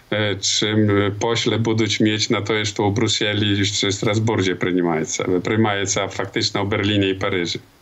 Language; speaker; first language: Polish; non-native, local second language; Belarusian